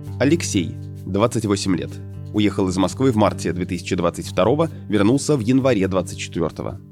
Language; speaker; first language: Russian; native; Russian